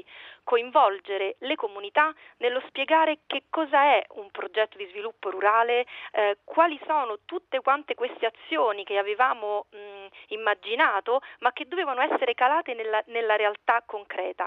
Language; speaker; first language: Italian; native; Italian